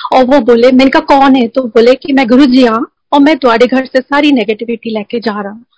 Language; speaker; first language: Hindi; native; Hindi